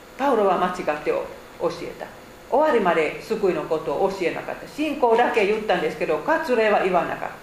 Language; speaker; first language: Japanese; non-native, fluent; Finnish